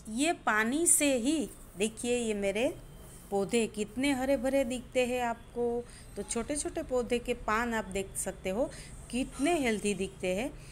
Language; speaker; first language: Hindi; non-native, local second language; Gujarati